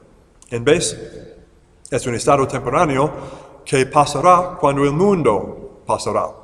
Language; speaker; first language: Spanish; non-native, fluent; English